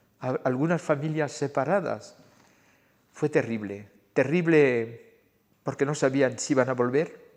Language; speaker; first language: Spanish; early bilingual, heritage; Spanish